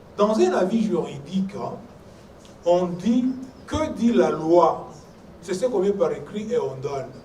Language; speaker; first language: French; non-native, local second language; Swahili